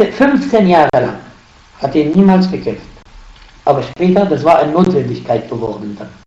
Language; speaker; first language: German; non-native, fluent; Arabic